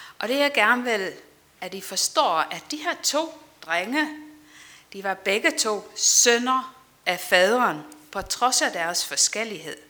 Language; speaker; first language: Danish; non-native, fluent; Dutch